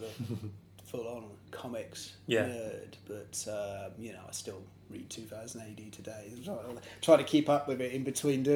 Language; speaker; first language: English; native; English